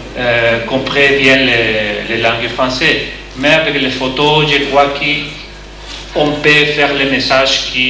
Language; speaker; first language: French; non-native, learner; Spanish